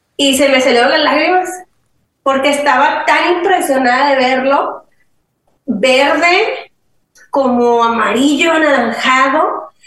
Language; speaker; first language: Spanish; early bilingual, heritage; Spanish